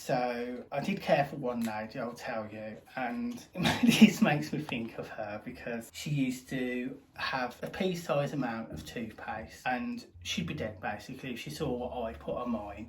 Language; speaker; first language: English; native; English